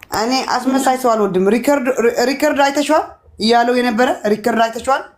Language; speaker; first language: Amharic; native; Amharic